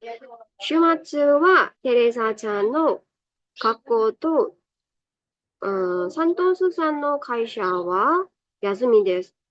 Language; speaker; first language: Japanese; non-native, fluent; Burmese